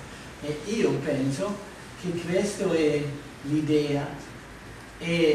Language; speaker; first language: Italian; non-native, fluent; German